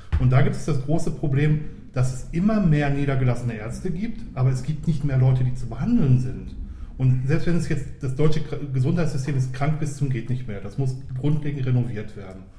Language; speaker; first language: German; native; German